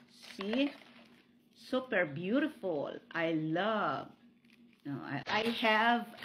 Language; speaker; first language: English; non-native, local second language; Filipino